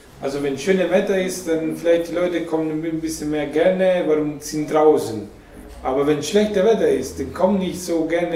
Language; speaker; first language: German; non-native, learner; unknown